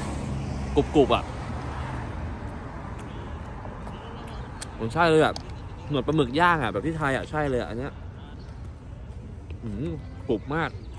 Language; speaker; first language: Thai; native; Thai